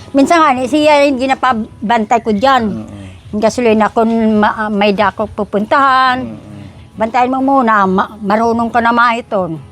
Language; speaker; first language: Filipino; non-native, local second language; Waray